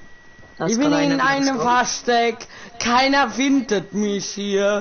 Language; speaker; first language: German; non-native, learner; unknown